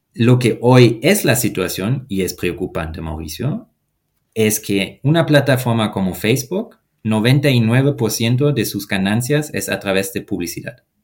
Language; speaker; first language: Spanish; non-native, fluent; German